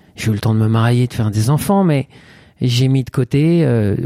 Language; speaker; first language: French; native; French